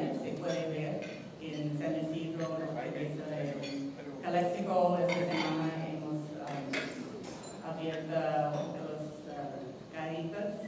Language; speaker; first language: Spanish; non-native, fluent; English